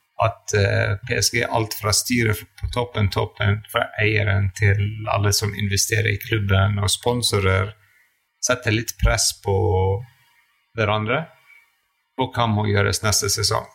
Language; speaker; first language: Norwegian; non-native, fluent; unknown